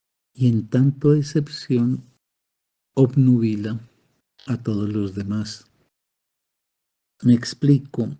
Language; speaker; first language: Spanish; native; Spanish